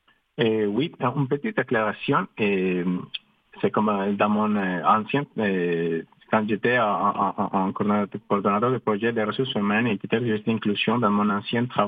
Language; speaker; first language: French; non-native, fluent; Spanish